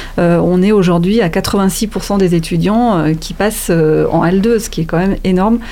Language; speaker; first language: French; native; French